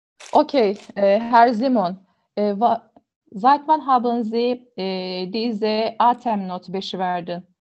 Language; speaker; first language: German; non-native, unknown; Turkish